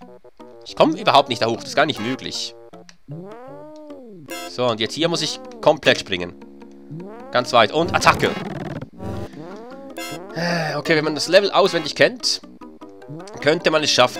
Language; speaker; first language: German; native; German